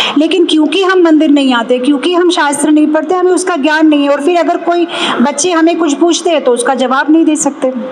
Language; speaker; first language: Hindi; non-native, local second language; Telugu